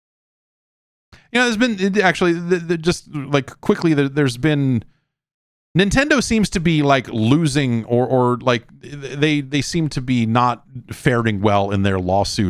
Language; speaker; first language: English; native; English